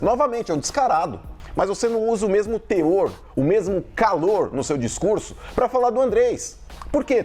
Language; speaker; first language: Portuguese; native; Portuguese